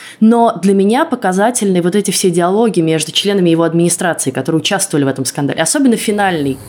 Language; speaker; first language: Russian; native; Russian